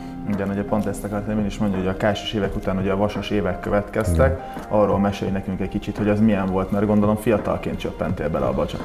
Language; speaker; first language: Hungarian; native; Hungarian